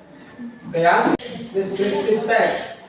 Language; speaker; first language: English; non-native, learner; Indonesian